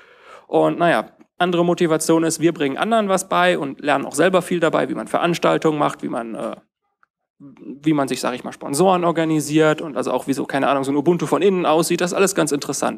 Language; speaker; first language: German; native; German